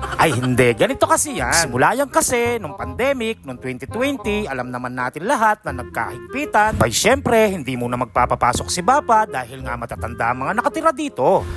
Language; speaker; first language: Filipino; non-native, local second language; Pampanga